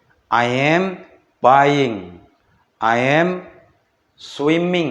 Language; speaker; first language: English; non-native, fluent; Indonesian